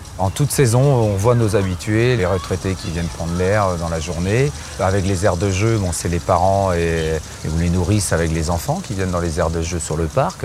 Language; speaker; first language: French; native; French